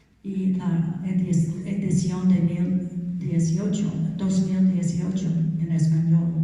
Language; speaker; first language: Spanish; non-native, learner; English